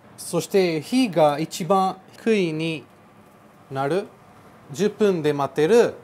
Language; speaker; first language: Japanese; non-native, learner; Portuguese